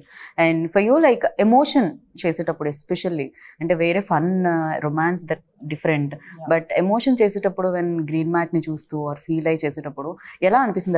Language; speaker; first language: Telugu; native; Telugu